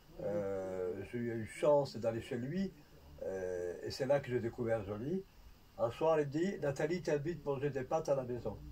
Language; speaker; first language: French; non-native, fluent; Italian